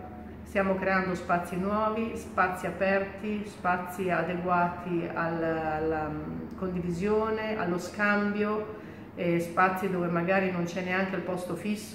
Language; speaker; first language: Italian; native; Italian